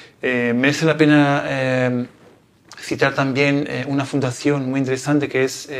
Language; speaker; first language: Spanish; non-native, fluent; Italian